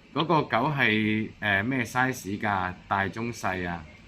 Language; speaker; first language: Cantonese; native; Cantonese